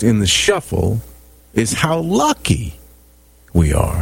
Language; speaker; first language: English; native; English